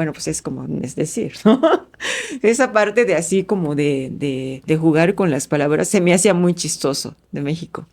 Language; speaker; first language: Spanish; non-native, fluent; Japanese